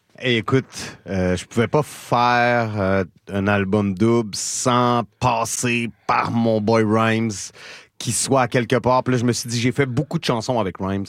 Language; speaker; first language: French; native; French